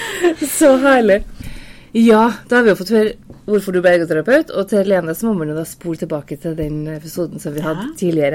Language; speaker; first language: Norwegian; native; Norwegian